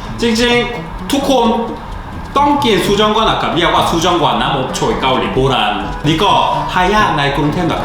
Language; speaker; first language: Thai; non-native, learner; Korean